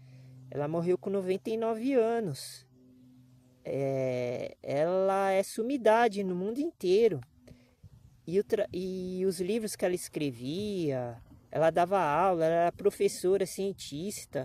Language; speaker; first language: Portuguese; native; Portuguese